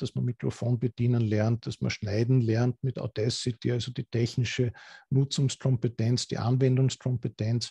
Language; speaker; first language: German; native; German